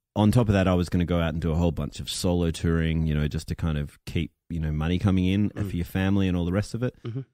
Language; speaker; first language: English; native; English